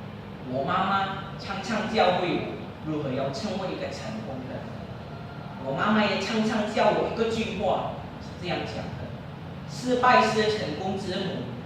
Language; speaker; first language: Chinese; non-native, learner; Indonesian